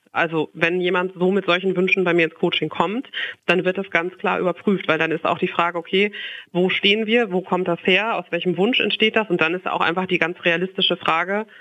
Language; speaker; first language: German; native; German